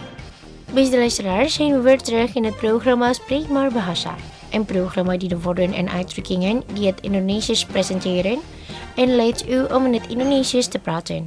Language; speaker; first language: Dutch; non-native, learner; Indonesian